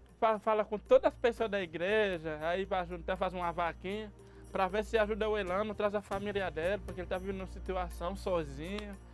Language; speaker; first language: Portuguese; non-native, learner; Haitian Creole